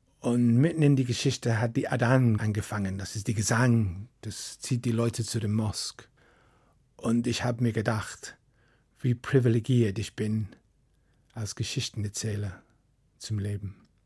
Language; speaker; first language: German; non-native, fluent; English